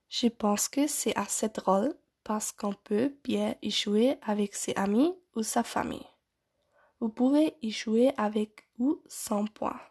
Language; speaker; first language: French; non-native, learner; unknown